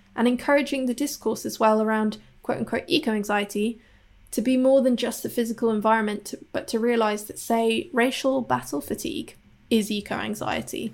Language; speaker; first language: English; non-native, local second language; Cantonese